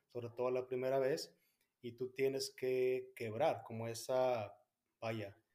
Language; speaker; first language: Spanish; native; Spanish